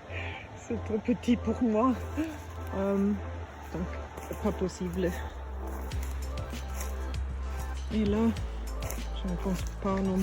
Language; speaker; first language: French; non-native, learner; German